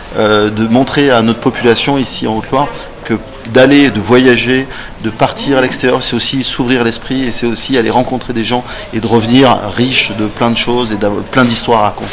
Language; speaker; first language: French; native; French